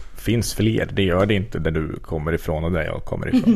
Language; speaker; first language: Swedish; native; Swedish